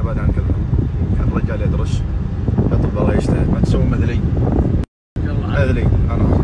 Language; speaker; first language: Arabic; native; Arabic